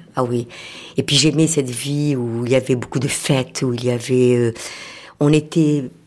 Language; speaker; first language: French; native; French